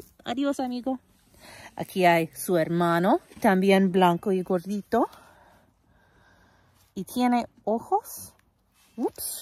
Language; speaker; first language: Spanish; non-native, fluent; English